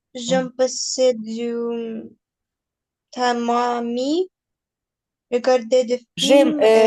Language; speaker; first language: French; non-native, learner; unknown